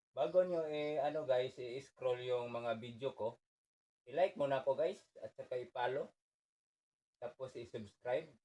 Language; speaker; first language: Filipino; non-native, local second language; Cebuano